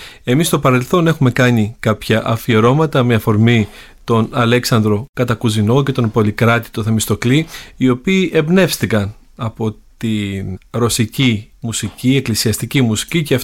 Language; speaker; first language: Greek; native; Greek